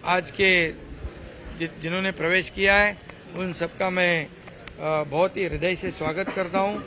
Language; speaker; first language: Hindi; non-native, local second language; Marathi